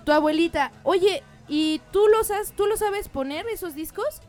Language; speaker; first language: Spanish; native; Spanish